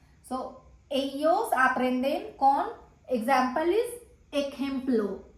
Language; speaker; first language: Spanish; non-native, fluent; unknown